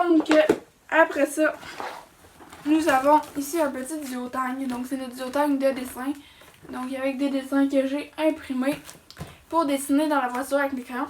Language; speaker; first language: French; native; French